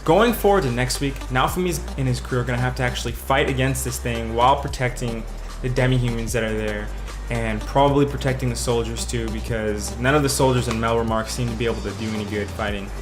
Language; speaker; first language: English; native; English